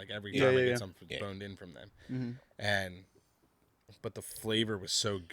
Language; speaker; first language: English; native; English